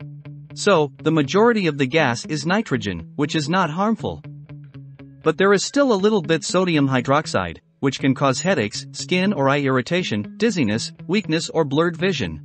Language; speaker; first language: English; non-native, fluent; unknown